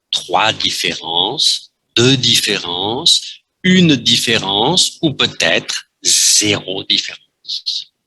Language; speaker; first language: French; non-native, fluent; Vietnamese